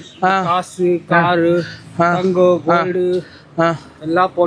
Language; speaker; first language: Tamil; non-native, fluent; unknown